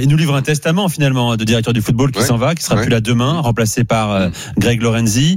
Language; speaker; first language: French; native; French